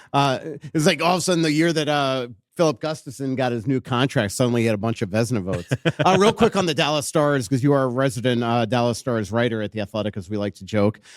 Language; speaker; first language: English; native; English